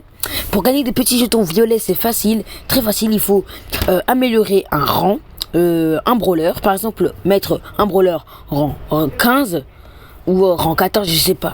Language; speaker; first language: French; native; French